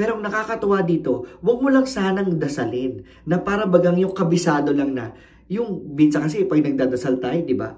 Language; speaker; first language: Filipino; native; Filipino